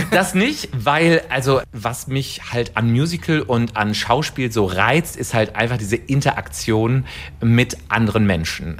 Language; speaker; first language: German; native; German